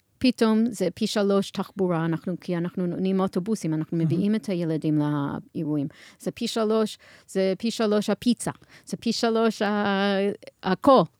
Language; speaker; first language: Hebrew; non-native, fluent; English